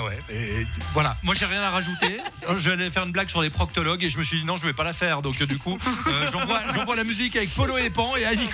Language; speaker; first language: French; native; French